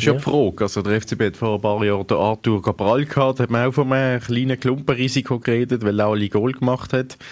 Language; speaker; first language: German; native; German